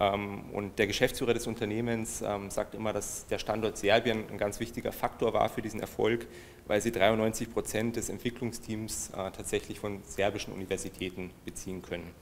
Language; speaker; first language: German; native; German